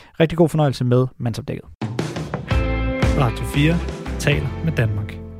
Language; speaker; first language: Danish; native; Danish